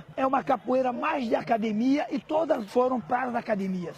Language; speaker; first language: Portuguese; native; Portuguese